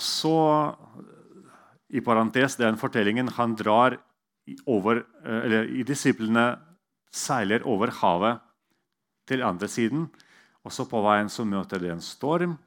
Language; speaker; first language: Norwegian; non-native, fluent; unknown